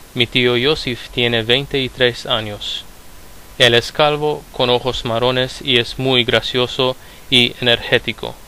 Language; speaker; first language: Spanish; non-native, fluent; Romanian